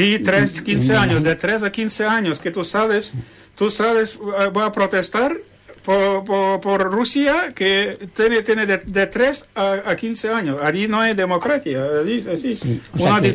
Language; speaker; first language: Spanish; non-native, learner; Ukrainian